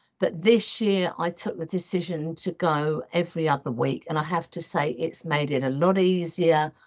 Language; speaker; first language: English; native; English